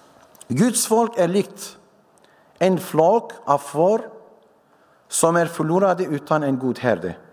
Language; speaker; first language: Swedish; non-native, fluent; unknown